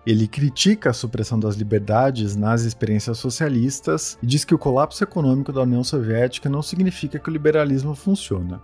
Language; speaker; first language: Portuguese; native; Portuguese